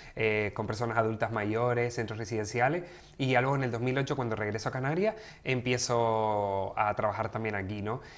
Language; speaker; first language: Spanish; native; Spanish